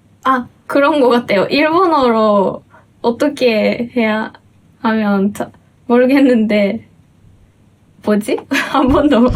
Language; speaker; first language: Korean; non-native, fluent; Japanese